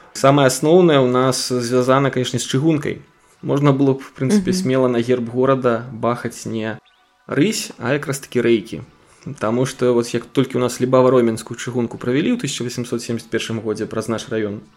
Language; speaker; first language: Belarusian; non-native, local second language; Russian